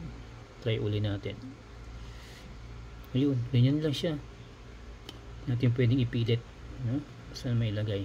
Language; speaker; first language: Filipino; native; Filipino